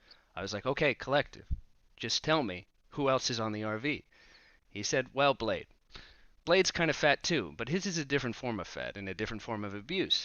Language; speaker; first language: English; native; English